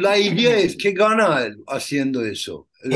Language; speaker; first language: Spanish; non-native, learner; Persian